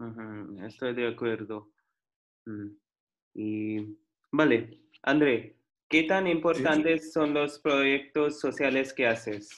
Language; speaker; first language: Spanish; non-native, learner; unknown